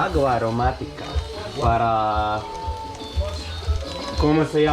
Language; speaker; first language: Spanish; non-native, learner; Croatian